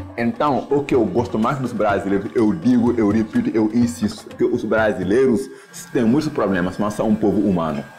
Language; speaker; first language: Portuguese; non-native, fluent; Wolof